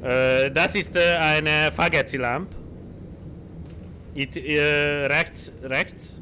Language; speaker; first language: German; non-native, learner; Hungarian